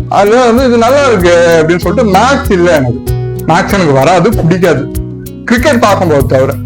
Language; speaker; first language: Tamil; native; Tamil